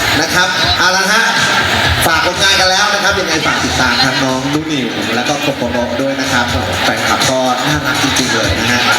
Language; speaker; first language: Thai; native; Thai